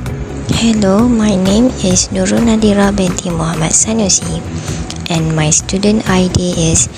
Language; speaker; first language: English; non-native, local second language; Malay